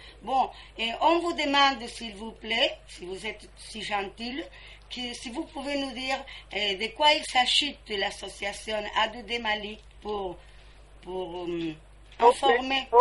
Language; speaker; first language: French; non-native, fluent; Spanish